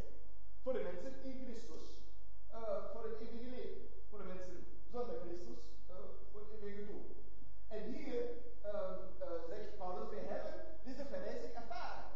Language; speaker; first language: German; non-native, learner; Dutch